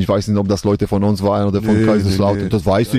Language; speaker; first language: German; non-native, learner; Polish